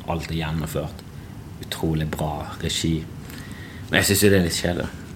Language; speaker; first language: Norwegian; native; Norwegian